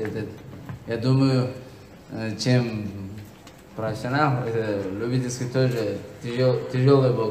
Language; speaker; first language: Russian; non-native, learner; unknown